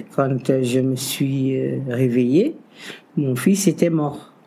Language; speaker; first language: French; non-native, local second language; Kabuverdianu